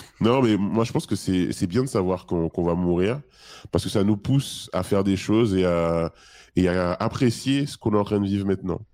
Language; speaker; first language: French; native; French